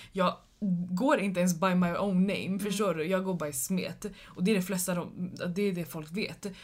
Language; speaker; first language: Swedish; early bilingual, other home language; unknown